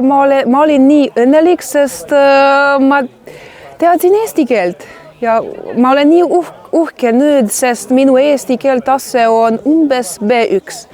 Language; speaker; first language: Estonian; non-native, learner; Croatian